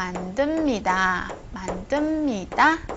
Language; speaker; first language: Korean; non-native, fluent; Chinese